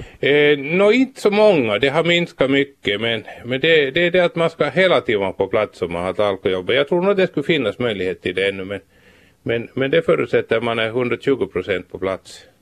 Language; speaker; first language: Swedish; native; Swedish